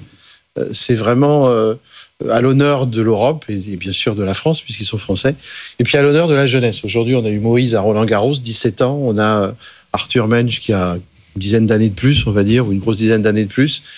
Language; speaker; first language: French; native; French